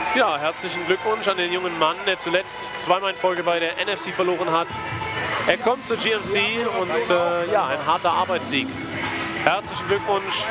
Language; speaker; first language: German; native; German